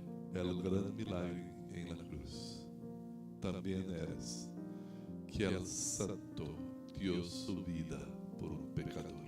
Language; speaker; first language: Spanish; non-native, fluent; Portuguese